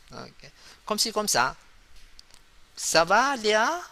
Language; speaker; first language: French; non-native, fluent; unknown